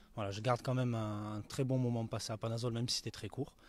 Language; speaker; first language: French; native; French